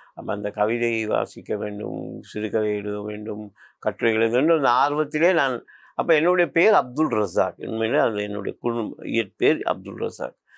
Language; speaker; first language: Tamil; non-native, local second language; Memoni